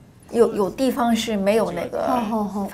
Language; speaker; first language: Chinese; native; Chinese